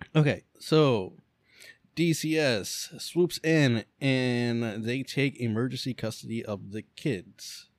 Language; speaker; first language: English; native; English